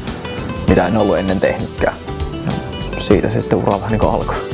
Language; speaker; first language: Finnish; native; Finnish